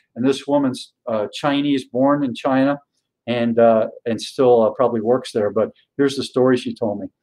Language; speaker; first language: English; native; English